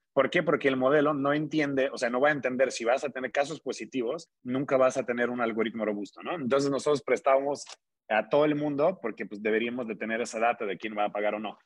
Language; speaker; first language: Spanish; non-native, fluent; Russian